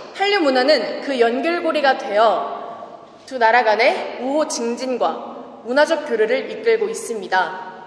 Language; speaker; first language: Korean; non-native, fluent; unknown